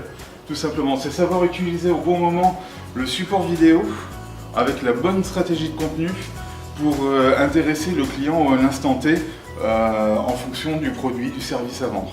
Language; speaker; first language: French; native; French